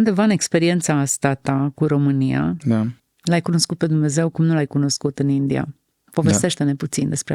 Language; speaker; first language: Romanian; native; Romanian